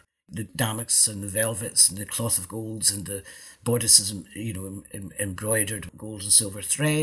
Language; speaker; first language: English; native; English